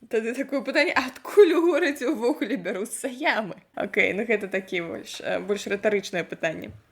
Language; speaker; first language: Belarusian; non-native, local second language; Russian